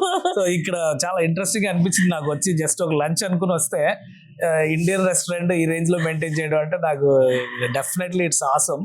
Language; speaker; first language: Telugu; native; Telugu